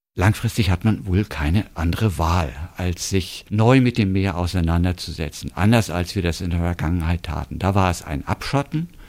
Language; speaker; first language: German; native; German